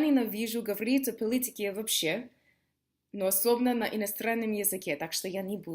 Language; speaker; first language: Russian; non-native, fluent; English